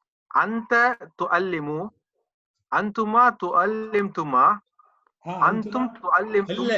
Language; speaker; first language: Arabic; non-native, learner; Tamil